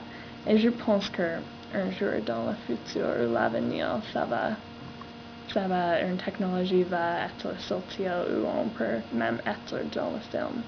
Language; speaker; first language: French; non-native, learner; English